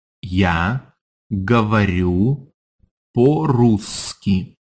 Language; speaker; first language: Russian; non-native, fluent; English